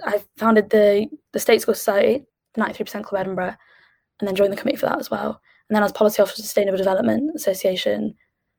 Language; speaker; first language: English; native; English